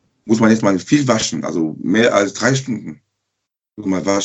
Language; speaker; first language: German; non-native, local second language; French